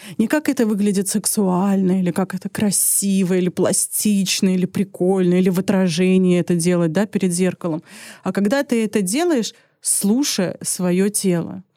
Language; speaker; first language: Russian; early bilingual, other home language; Armenian